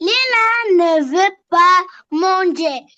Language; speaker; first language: French; non-native, learner; Arabic